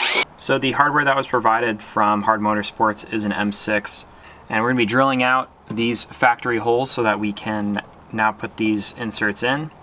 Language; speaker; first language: English; native; English